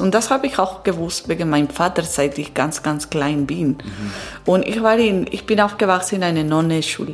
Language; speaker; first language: German; non-native, learner; Italian